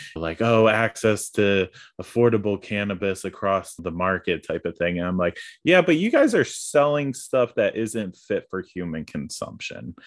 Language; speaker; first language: English; native; English